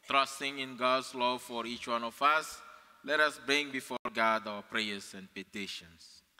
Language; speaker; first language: English; non-native, fluent; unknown